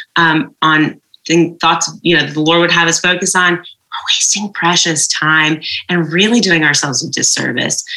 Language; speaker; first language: English; native; English